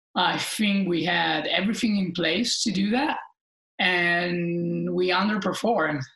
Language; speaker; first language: English; non-native, fluent; Italian